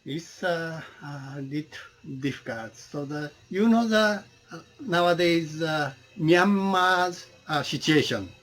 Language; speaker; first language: English; non-native, learner; Japanese